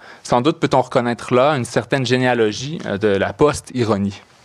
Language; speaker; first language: French; native; French